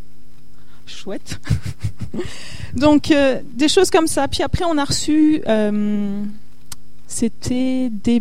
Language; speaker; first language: French; native; French